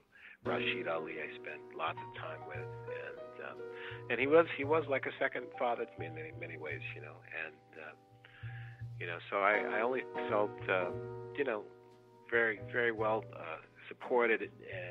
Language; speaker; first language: English; native; English